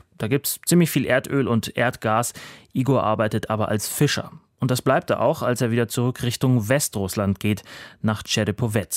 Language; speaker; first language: German; native; German